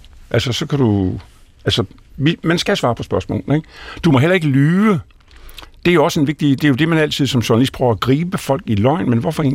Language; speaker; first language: Danish; native; Danish